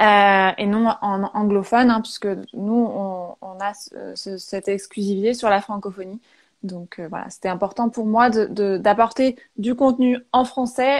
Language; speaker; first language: French; native; French